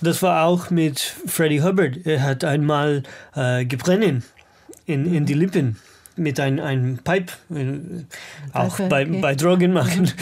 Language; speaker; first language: German; non-native, learner; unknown